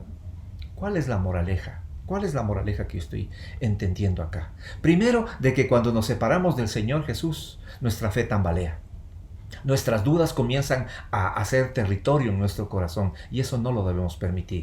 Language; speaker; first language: Spanish; native; Spanish